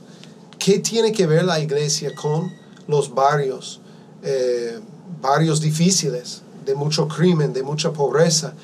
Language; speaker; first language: Spanish; non-native, fluent; English